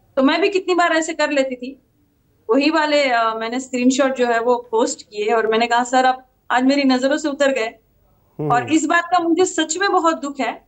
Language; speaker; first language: Hindi; non-native, local second language; Gujarati